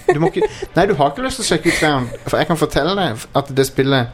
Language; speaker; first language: Norwegian; native; Norwegian